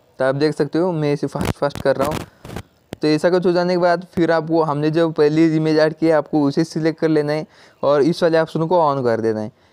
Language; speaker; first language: Hindi; non-native, local second language; Marathi